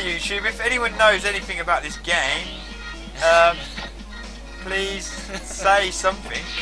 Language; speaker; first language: English; native; English